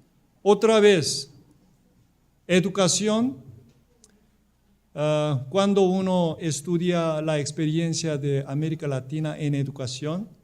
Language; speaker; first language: Spanish; non-native, fluent; Korean